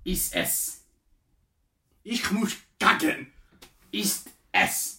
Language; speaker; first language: German; non-native, learner; English